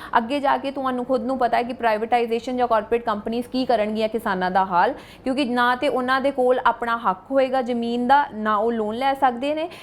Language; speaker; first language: Punjabi; native; Punjabi